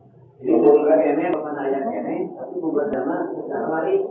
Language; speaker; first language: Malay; non-native, local second language; Sundanese